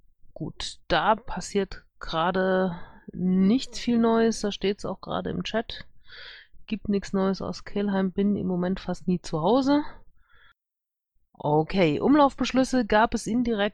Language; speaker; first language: German; native; German